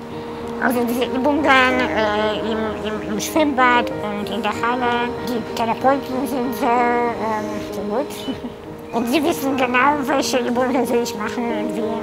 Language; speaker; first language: German; non-native, fluent; Polish